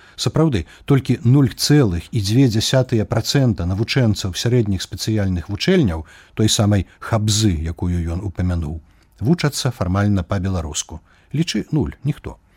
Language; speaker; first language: Belarusian; native; Belarusian